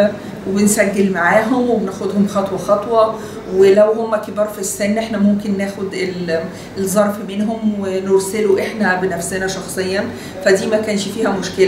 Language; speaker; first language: Arabic; native; Arabic